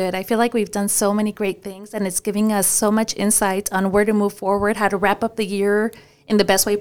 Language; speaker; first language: English; early bilingual, other home language; Spanish